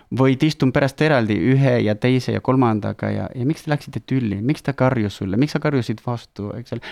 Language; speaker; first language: Estonian; non-native, fluent; Spanish